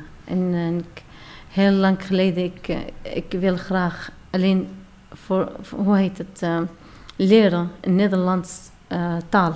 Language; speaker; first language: Dutch; non-native, learner; Arabic